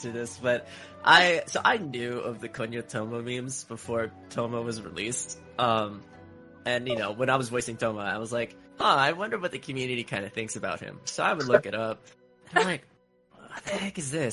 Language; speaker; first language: English; native; English